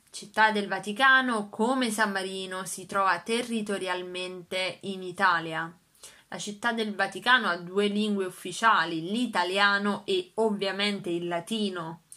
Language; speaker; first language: Italian; native; Italian